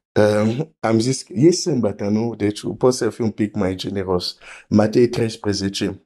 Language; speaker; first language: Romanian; native; Romanian